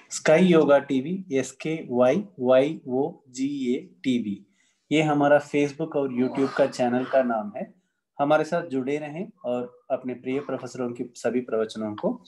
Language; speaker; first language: Hindi; non-native, local second language; Tamil